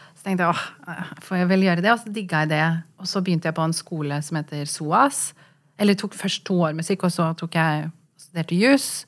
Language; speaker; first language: Norwegian; early bilingual, other home language; Kurdish